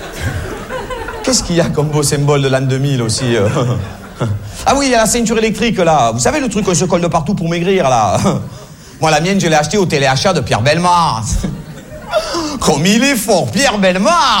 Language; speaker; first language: French; native; French